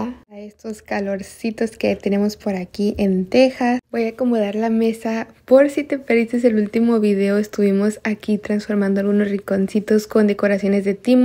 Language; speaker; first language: Spanish; native; Spanish